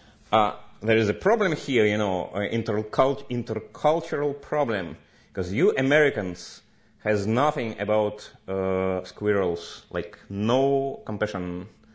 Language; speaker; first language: English; non-native, fluent; Russian